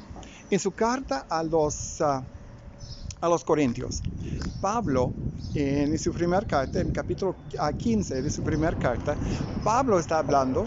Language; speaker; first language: Spanish; non-native, fluent; English